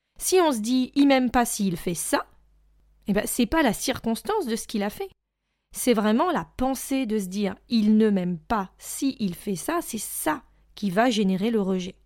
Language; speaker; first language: French; native; French